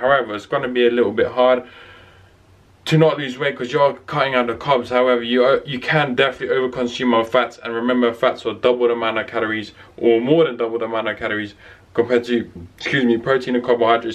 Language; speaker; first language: English; native; English